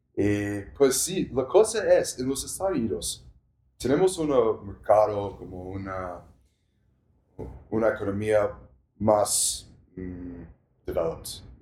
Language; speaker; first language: Spanish; non-native, learner; English